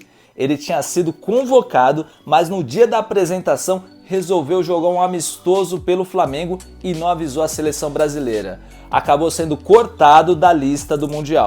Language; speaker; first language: Portuguese; native; Portuguese